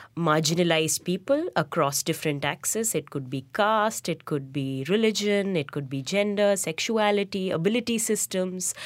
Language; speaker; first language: English; non-native, local second language; Hindi